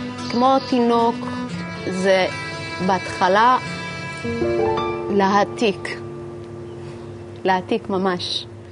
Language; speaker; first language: Hebrew; non-native, fluent; Amharic